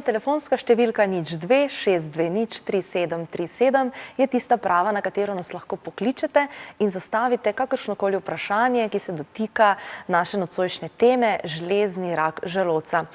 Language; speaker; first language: Slovenian; native; Slovenian